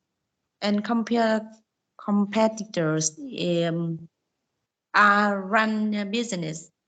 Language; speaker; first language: English; non-native, learner; Vietnamese